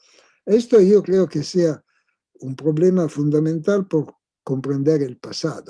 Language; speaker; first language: Spanish; non-native, fluent; Italian